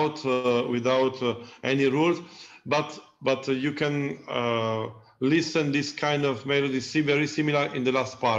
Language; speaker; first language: English; non-native, learner; Italian